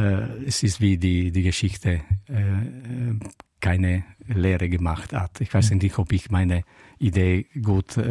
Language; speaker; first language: German; non-native, learner; Italian